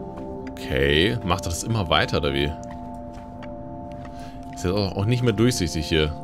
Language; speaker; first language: German; native; German